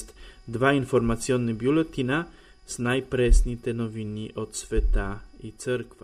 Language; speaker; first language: Bulgarian; non-native, fluent; Polish